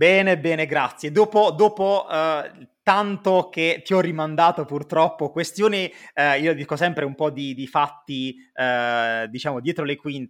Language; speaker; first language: Italian; native; Italian